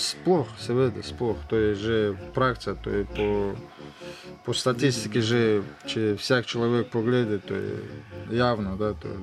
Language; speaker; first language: Slovenian; non-native, learner; Russian